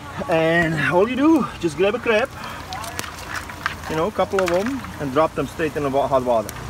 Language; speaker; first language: English; non-native, fluent; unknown